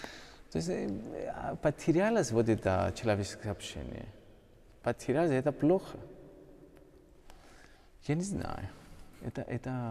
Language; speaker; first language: Russian; non-native, fluent; Greek